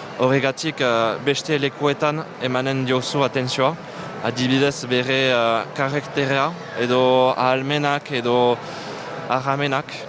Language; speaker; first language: Basque; non-native, local second language; French